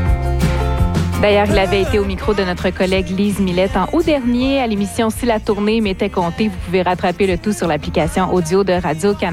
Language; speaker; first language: French; native; French